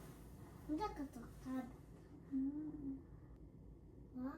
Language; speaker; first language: Finnish; early bilingual, other home language; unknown